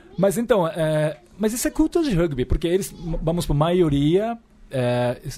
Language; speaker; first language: Portuguese; non-native, fluent; Japanese